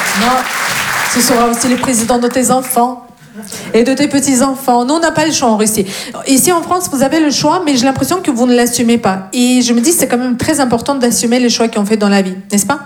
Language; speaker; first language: French; non-native, fluent; Russian